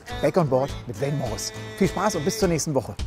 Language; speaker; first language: German; native; German